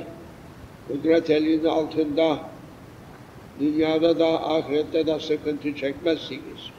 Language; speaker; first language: Turkish; native; Turkish